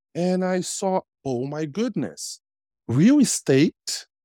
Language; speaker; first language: English; non-native, fluent; Portuguese